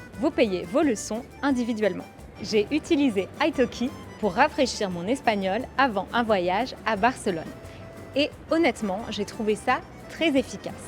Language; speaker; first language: French; native; French